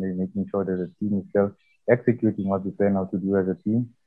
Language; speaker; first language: English; non-native, local second language; Afrikaans